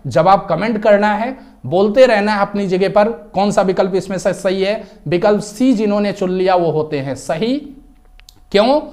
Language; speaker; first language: Hindi; native; Hindi